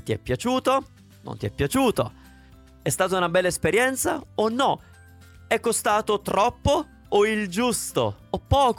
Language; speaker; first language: Italian; native; Italian